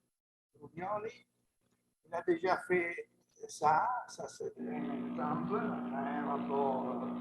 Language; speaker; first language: French; non-native, learner; Italian